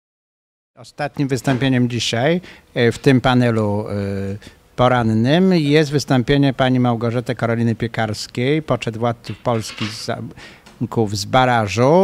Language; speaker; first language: Polish; native; Polish